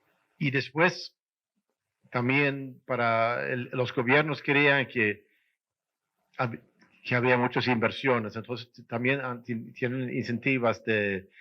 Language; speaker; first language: Spanish; non-native, fluent; Swedish